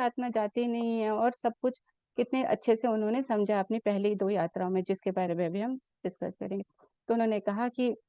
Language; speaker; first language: Hindi; native; Hindi